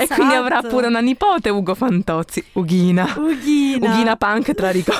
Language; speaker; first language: Italian; native; Italian